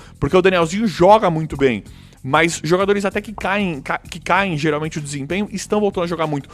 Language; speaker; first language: Portuguese; native; Portuguese